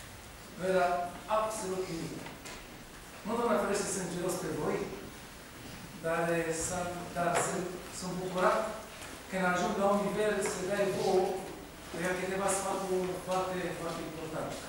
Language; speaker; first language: Romanian; non-native, learner; Hebrew